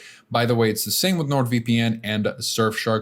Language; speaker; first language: English; native; English